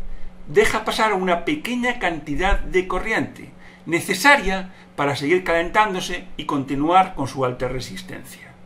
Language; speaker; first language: Spanish; native; Spanish